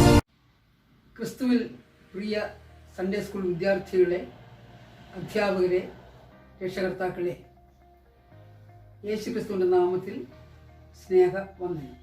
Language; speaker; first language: Malayalam; native; Malayalam